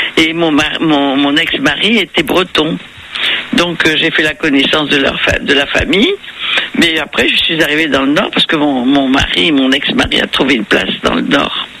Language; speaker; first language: French; native; French